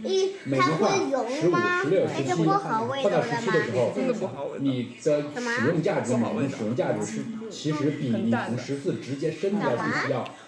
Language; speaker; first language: Chinese; native; Chinese